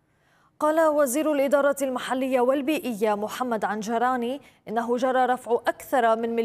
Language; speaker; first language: Arabic; native; Arabic